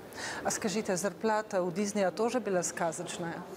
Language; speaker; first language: Russian; non-native, fluent; Slovenian